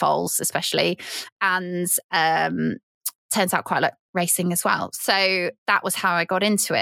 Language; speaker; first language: English; native; English